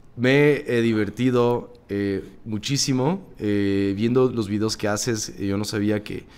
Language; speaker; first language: Spanish; native; Spanish